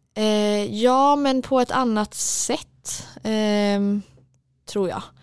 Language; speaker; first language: Swedish; native; Swedish